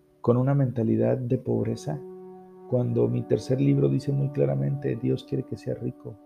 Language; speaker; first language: Spanish; native; Spanish